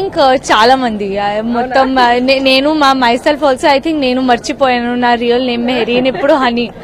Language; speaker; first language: Telugu; non-native, learner; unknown